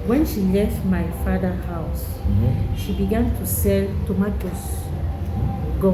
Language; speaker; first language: English; non-native, learner; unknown